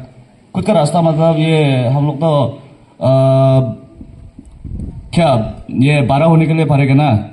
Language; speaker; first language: Hindi; non-native, local second language; Garo